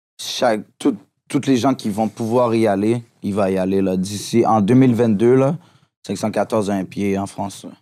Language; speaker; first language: French; native; French